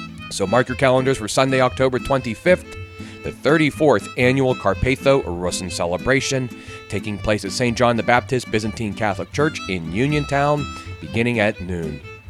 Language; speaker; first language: English; native; English